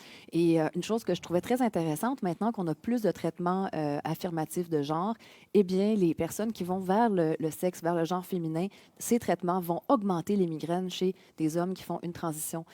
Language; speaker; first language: French; native; French